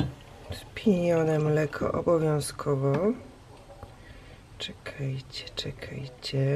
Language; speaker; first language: Polish; native; Polish